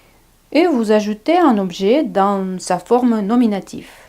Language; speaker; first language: French; non-native, fluent; Russian